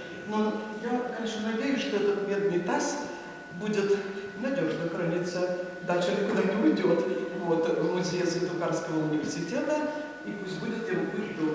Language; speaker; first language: Russian; native; Russian